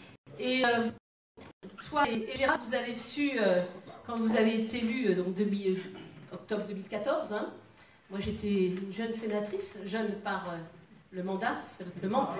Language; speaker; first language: French; native; French